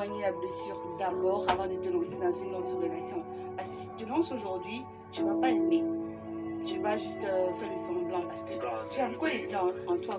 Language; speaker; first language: French; native; French